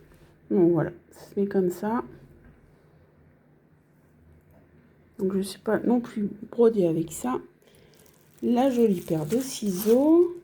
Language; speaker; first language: French; native; French